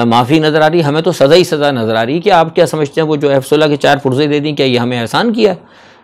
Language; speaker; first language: Urdu; native; Urdu